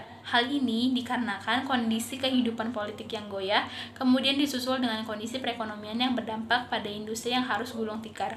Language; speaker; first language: Indonesian; native; Indonesian